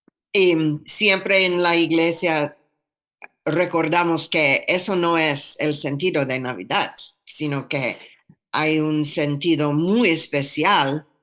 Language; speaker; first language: Spanish; non-native, fluent; English